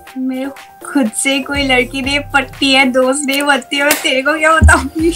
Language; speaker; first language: Hindi; non-native, local second language; Assamese